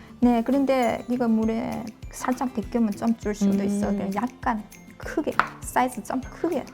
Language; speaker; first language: Korean; non-native, learner; Chinese